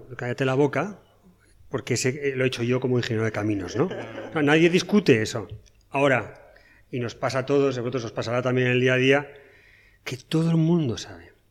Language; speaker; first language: Spanish; native; Spanish